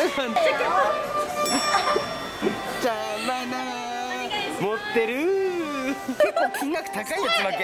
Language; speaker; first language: Japanese; native; Japanese